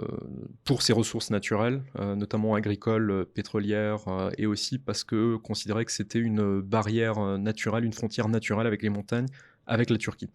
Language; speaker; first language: French; native; French